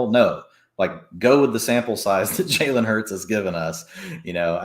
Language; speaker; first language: English; native; English